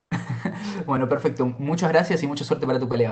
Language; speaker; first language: Spanish; native; Spanish